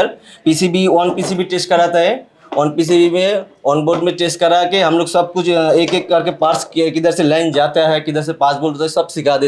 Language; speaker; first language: Hindi; non-native, learner; Bangla